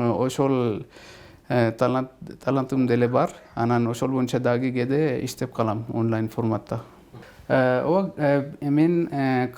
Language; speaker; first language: Kyrgyz; non-native, fluent; Urdu